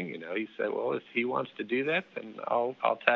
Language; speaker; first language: English; early bilingual, other home language; Dutch